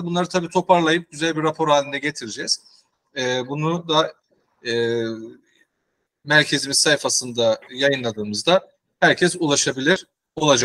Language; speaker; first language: Turkish; native; Turkish